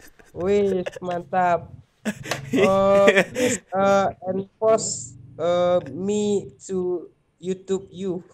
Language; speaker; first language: English; non-native, learner; Indonesian